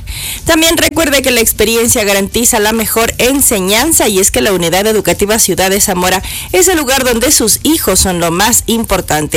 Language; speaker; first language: Spanish; native; Spanish